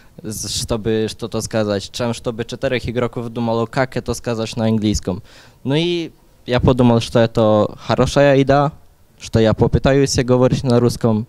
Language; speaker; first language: Russian; non-native, learner; Polish